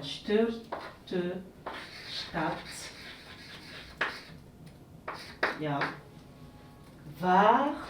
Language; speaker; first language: German; non-native, learner; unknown